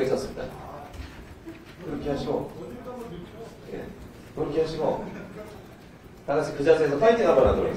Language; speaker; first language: Korean; native; Korean